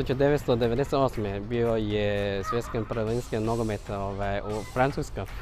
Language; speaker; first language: Bosnian; non-native, learner; Chinese